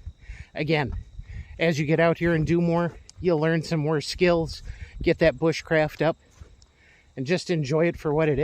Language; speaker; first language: English; native; English